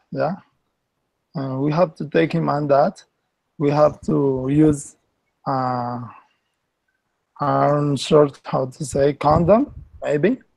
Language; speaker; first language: English; non-native, learner; Spanish